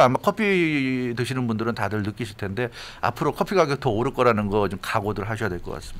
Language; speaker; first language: Korean; native; Korean